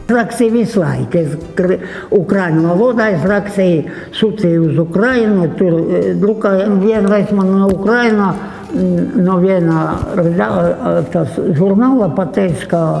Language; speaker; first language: Latvian; non-native, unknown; Ukrainian